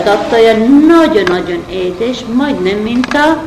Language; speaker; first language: Hungarian; non-native, learner; Hebrew